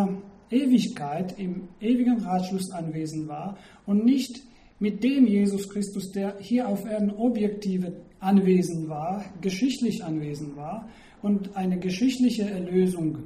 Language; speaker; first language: German; non-native, fluent; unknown